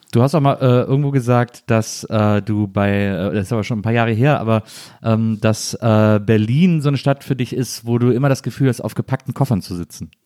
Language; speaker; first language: German; native; German